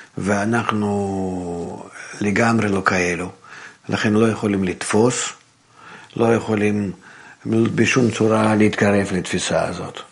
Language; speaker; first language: Hebrew; non-native, fluent; Russian